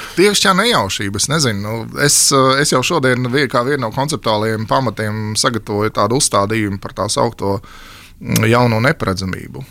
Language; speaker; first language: Latvian; native; Latvian